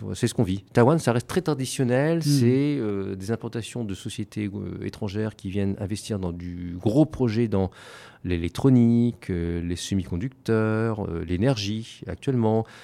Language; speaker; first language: French; native; French